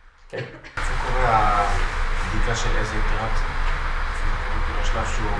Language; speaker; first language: Hebrew; native; Hebrew